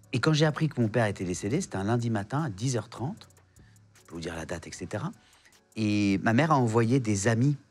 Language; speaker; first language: French; native; French